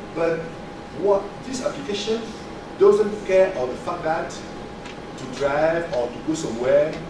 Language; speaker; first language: English; non-native, learner; French